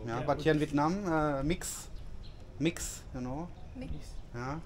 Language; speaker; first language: English; non-native, learner; German